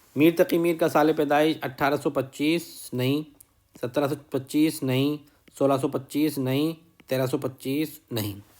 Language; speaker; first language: Urdu; native; Urdu